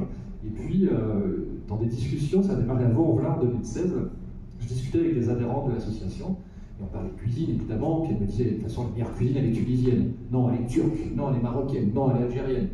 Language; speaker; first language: French; native; French